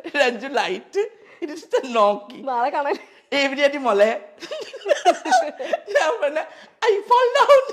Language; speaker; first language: Malayalam; non-native, learner; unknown